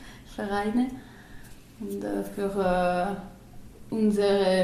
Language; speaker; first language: German; non-native, local second language; French